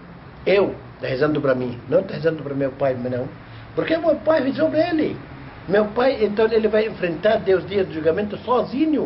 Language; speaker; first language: Portuguese; non-native, learner; Arabic